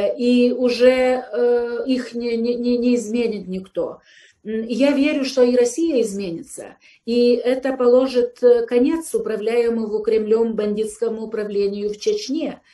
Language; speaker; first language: Russian; non-native, fluent; Lithuanian